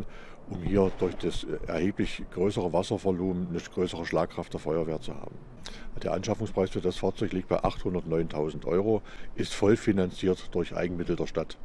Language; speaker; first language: German; native; German